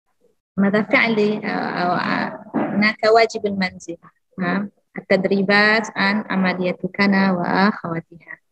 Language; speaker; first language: Arabic; non-native, fluent; Indonesian